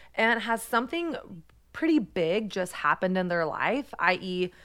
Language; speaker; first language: English; native; English